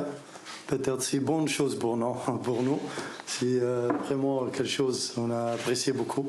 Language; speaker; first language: French; non-native, learner; Arabic